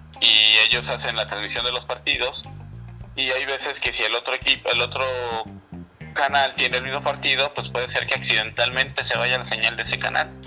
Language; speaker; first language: Spanish; native; Spanish